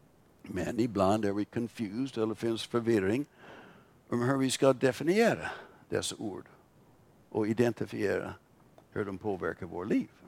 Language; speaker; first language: Swedish; non-native, fluent; English